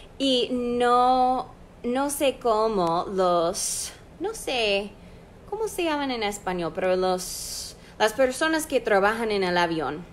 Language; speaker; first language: Spanish; non-native, fluent; English